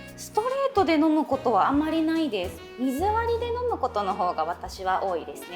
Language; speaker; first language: Japanese; native; Japanese